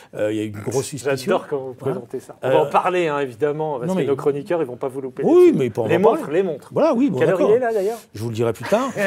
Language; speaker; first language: French; native; French